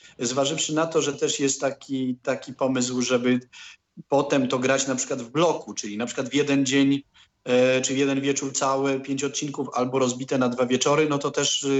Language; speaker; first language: Polish; native; Polish